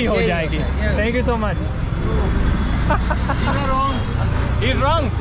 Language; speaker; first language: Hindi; non-native, learner; English